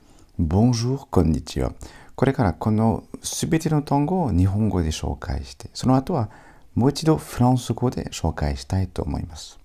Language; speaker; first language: Japanese; non-native, fluent; French